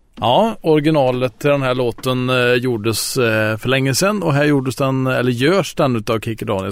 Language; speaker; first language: Swedish; native; Swedish